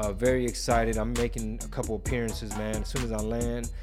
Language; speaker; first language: English; early bilingual, other home language; Spanish